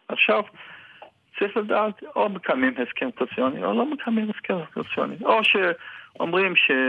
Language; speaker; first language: Hebrew; non-native, fluent; Yiddish